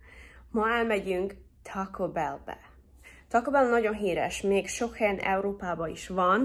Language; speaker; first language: Hungarian; non-native, fluent; English